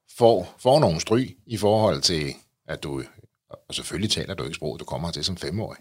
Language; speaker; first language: Danish; native; Danish